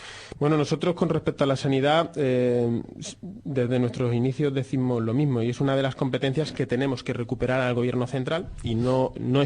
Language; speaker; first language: Spanish; native; Spanish